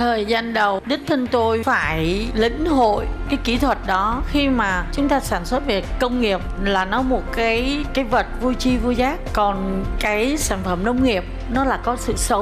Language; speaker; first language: Vietnamese; native; Vietnamese